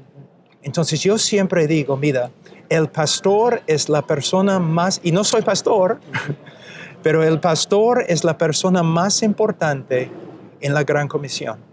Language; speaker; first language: Spanish; non-native, fluent; English